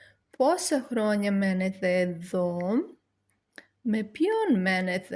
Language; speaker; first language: Greek; non-native, learner; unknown